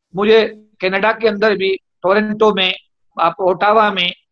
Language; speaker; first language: Hindi; native; Hindi